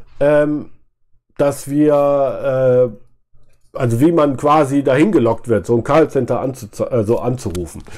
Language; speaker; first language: German; native; German